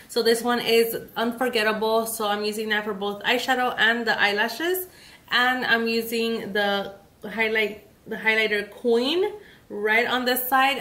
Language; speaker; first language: English; early bilingual, other home language; Spanish